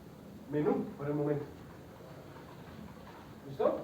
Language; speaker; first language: Spanish; native; Spanish